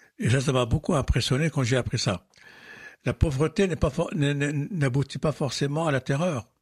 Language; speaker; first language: French; non-native, local second language; Arabic